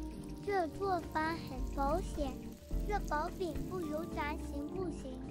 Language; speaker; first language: Chinese; native; Chinese